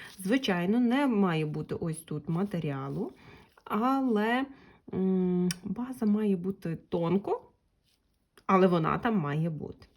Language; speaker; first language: Ukrainian; non-native, local second language; Russian